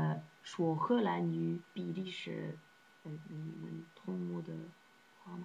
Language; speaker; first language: Chinese; non-native, learner; Dutch